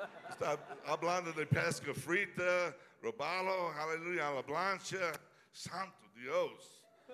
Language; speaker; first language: Spanish; non-native, learner; English